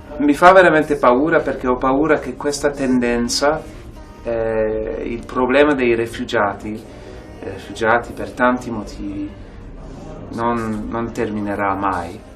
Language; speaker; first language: Italian; non-native, fluent; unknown